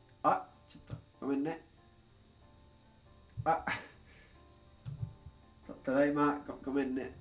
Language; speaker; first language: Japanese; non-native, learner; English